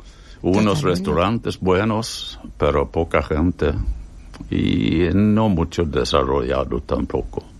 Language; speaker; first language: Spanish; non-native, fluent; Swedish